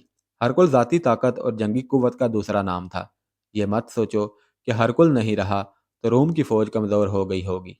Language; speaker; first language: Urdu; native; Urdu